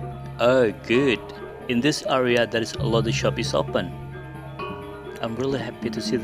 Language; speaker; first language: English; non-native, learner; Indonesian